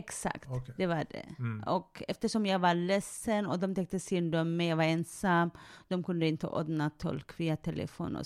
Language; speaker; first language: Swedish; non-native, fluent; Tigrinya